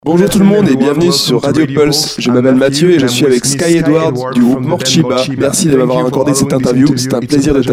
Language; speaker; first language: French; native; French